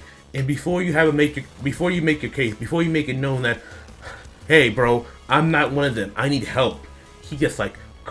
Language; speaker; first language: English; native; English